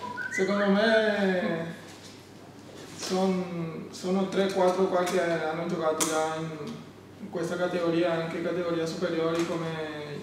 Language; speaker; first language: Italian; non-native, fluent; Spanish